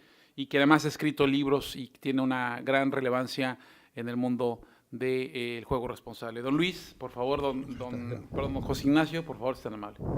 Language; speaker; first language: Spanish; native; Spanish